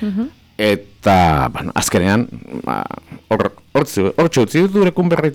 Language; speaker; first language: Basque; native; Basque